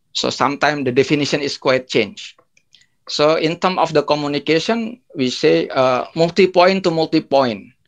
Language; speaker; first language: English; non-native, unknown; Indonesian